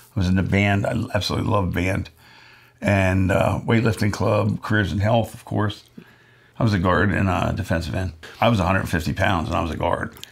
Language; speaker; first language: English; native; English